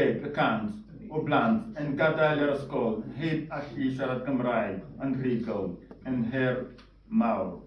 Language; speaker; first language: Welsh; non-native, fluent; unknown